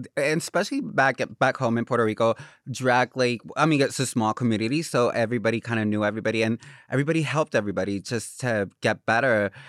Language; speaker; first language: English; non-native, fluent; Spanish